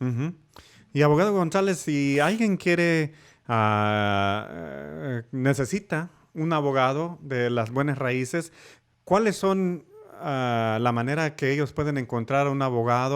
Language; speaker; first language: Spanish; early bilingual, heritage; Spanish